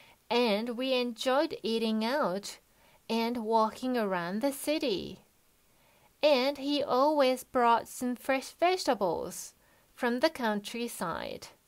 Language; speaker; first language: English; non-native, fluent; Japanese